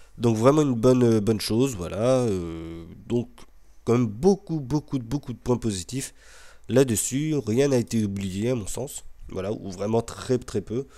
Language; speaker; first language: French; native; French